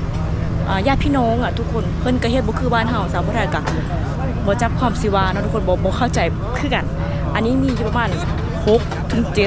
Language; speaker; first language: Thai; non-native, local second language; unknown